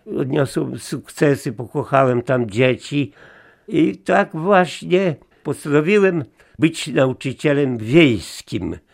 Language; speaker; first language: Polish; native; Polish